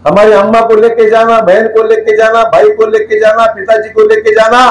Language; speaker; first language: Hindi; non-native, local second language; Marathi